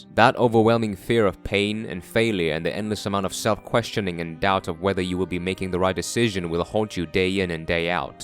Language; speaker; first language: English; non-native, fluent; Korean